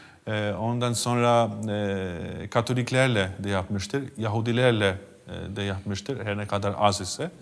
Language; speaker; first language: Turkish; non-native, fluent; Albanian